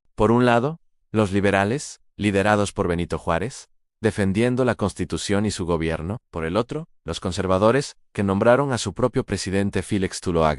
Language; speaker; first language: Spanish; native; Spanish